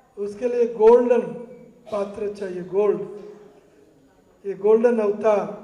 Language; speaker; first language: Hindi; non-native, learner; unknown